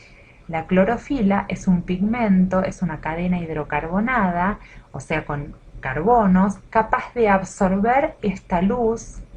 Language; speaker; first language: Spanish; native; Spanish